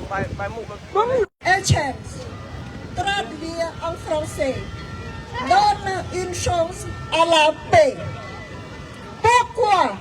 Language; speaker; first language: French; non-native, fluent; Khmer